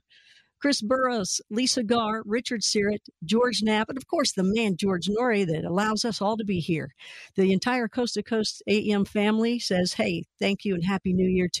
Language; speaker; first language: English; native; English